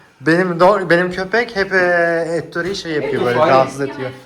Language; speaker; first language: Turkish; native; Turkish